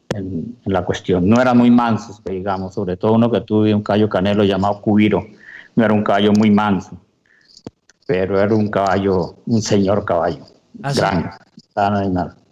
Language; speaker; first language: Spanish; native; Spanish